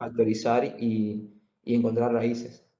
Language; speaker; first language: Spanish; native; Spanish